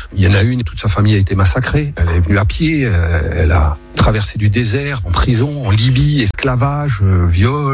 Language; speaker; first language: French; native; French